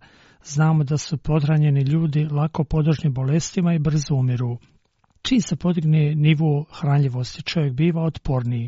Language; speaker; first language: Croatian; non-native, fluent; Chinese